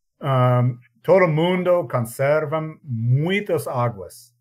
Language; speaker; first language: Portuguese; non-native, learner; English